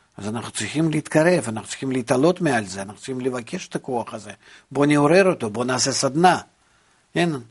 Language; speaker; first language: Hebrew; non-native, fluent; Russian